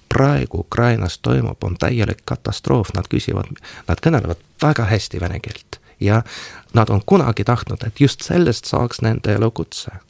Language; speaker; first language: Estonian; non-native, local second language; Russian